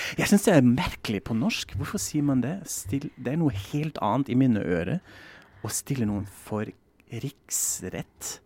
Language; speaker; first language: Norwegian; non-native, fluent; German